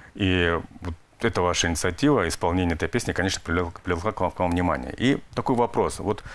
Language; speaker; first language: Russian; native; Russian